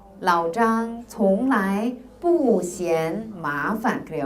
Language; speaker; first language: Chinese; non-native, fluent; Korean